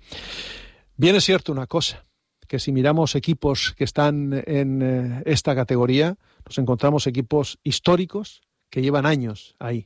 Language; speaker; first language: Spanish; native; Spanish